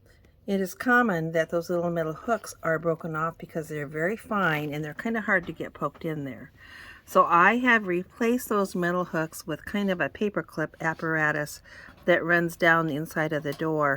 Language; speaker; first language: English; native; English